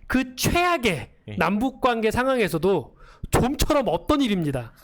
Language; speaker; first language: Korean; native; Korean